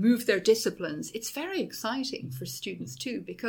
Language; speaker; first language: English; native; English